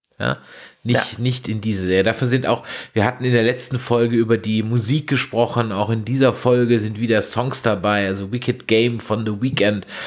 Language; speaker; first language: German; native; German